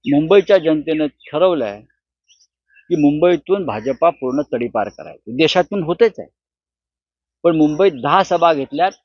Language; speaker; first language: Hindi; non-native, local second language; Marathi